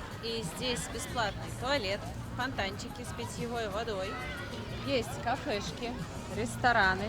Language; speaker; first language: Russian; native; Russian